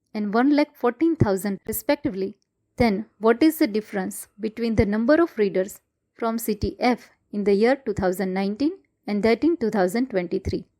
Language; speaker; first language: English; non-native, local second language; Gujarati